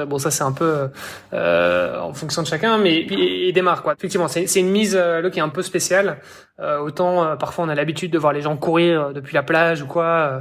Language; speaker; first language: French; native; French